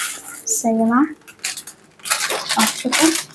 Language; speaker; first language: Arabic; native; Arabic